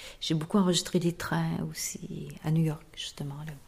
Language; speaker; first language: French; native; French